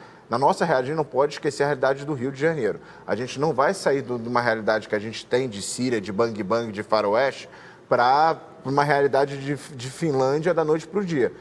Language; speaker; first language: Portuguese; native; Portuguese